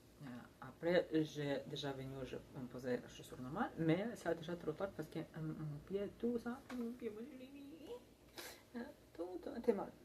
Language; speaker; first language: French; non-native, learner; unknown